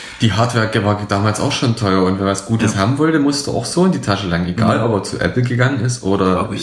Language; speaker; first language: German; native; German